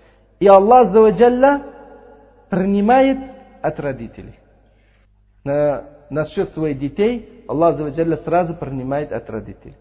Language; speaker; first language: Russian; non-native, local second language; Uzbek